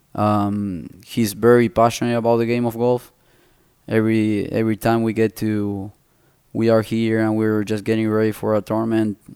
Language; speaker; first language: English; non-native, fluent; Spanish